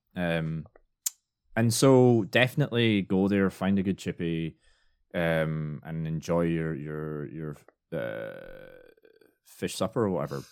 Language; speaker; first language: English; native; English